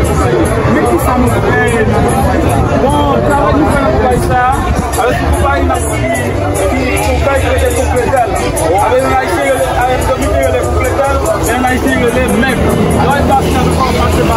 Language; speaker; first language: French; non-native, local second language; Haitian Creole